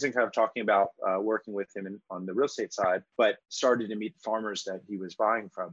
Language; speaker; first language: English; native; English